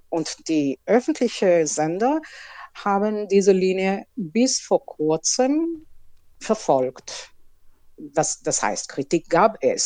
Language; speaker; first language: German; non-native, fluent; Hebrew